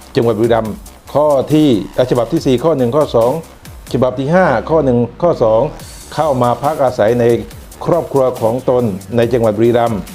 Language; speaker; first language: Thai; non-native, local second language; Northern Khmer